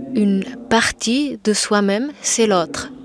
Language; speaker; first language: French; non-native, fluent; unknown